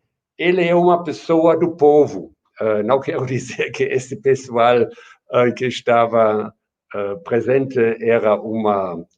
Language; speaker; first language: Portuguese; non-native, fluent; German